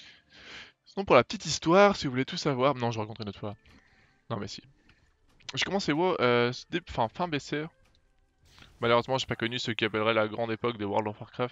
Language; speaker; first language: French; native; French